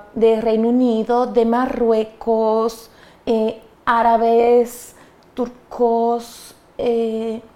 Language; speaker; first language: Spanish; native; Spanish